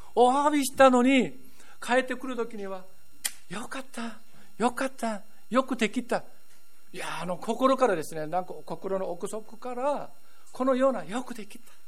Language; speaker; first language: Japanese; non-native, fluent; Korean